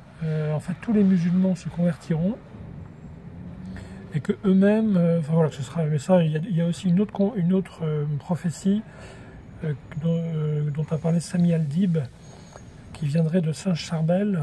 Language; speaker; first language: French; native; French